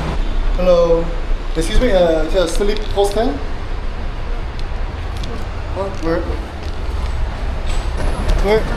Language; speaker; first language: English; non-native, learner; Korean